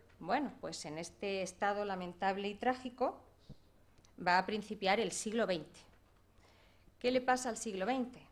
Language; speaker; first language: Spanish; native; Spanish